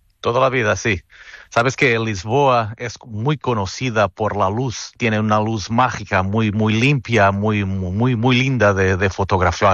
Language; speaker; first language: Spanish; non-native, fluent; Portuguese